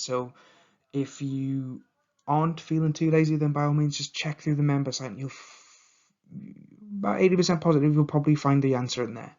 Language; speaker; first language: English; native; English